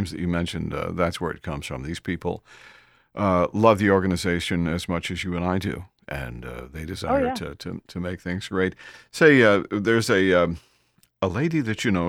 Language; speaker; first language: English; native; English